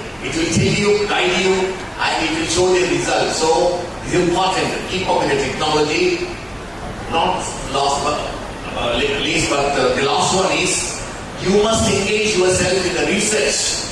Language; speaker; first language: English; non-native, local second language; Telugu